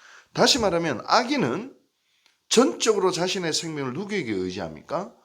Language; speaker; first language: Korean; native; Korean